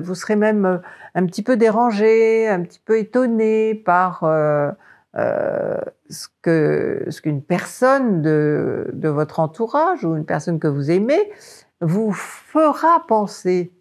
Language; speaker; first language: French; native; French